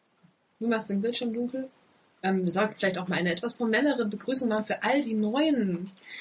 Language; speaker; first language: German; native; German